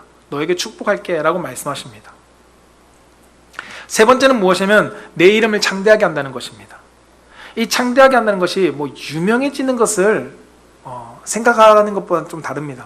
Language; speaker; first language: Korean; native; Korean